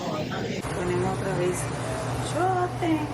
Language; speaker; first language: Spanish; native; Spanish